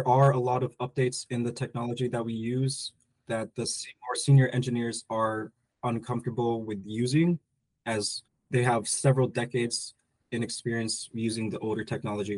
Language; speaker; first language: English; native; English